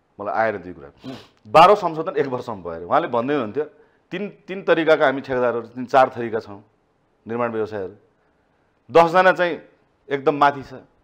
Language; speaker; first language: Nepali; native; Nepali